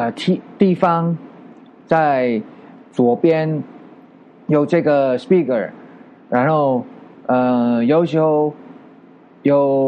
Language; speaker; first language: Chinese; non-native, learner; Filipino